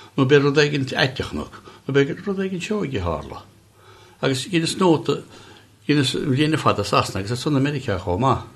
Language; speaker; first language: Irish; native; Irish